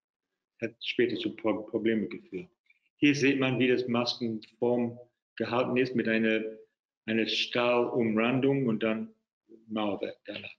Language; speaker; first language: German; non-native, fluent; English